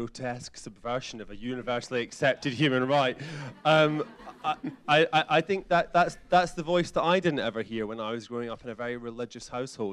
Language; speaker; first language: English; native; English